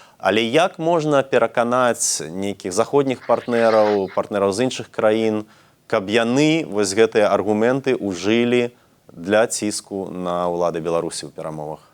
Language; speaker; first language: Belarusian; native; Belarusian